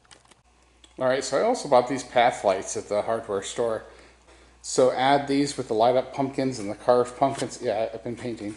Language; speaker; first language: English; native; English